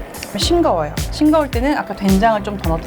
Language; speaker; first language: Korean; native; Korean